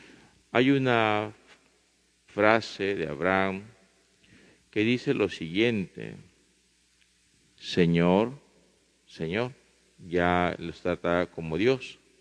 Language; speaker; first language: Spanish; native; Spanish